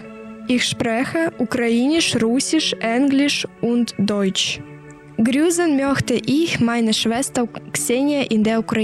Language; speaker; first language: German; non-native, learner; Ukrainian